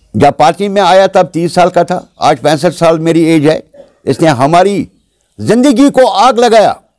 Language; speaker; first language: Hindi; non-native, local second language; Kashmiri